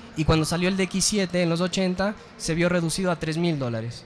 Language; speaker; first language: Spanish; native; Spanish